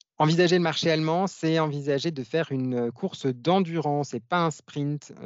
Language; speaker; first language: French; native; French